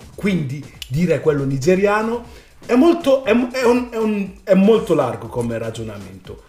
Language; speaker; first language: Italian; early bilingual, other home language; Yoruba